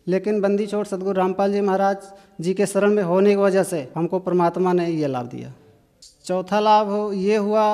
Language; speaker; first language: Hindi; native; Hindi